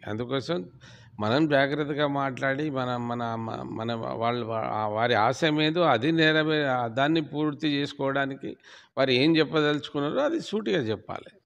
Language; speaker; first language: Telugu; non-native, local second language; Lambadi